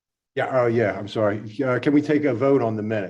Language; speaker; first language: English; native; English